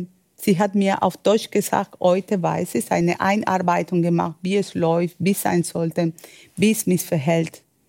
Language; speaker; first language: German; non-native, learner; Spanish